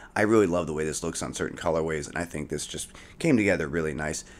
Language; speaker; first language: English; native; English